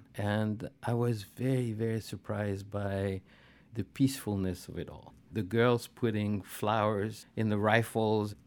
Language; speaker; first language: English; non-native, fluent; Arabic